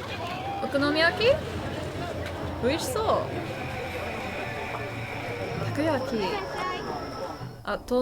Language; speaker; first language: Japanese; non-native, learner; English